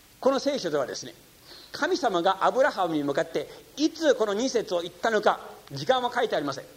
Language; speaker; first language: Japanese; non-native, fluent; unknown